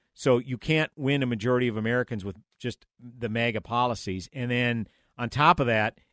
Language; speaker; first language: English; native; English